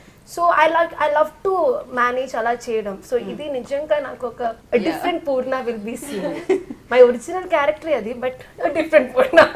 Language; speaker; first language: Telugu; non-native, learner; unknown